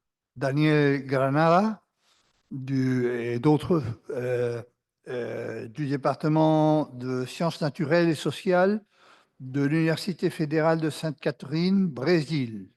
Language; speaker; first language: French; non-native, fluent; Spanish